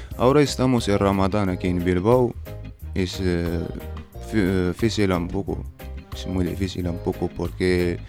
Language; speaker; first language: Spanish; non-native, learner; Berber languages